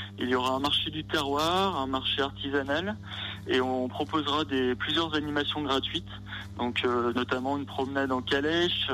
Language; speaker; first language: French; native; French